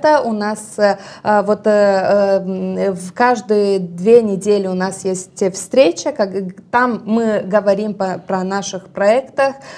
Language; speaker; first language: Russian; non-native, local second language; Romanian